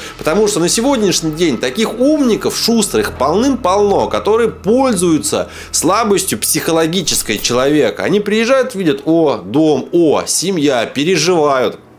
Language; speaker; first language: Russian; native; Russian